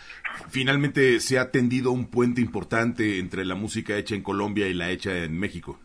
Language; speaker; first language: Spanish; native; Spanish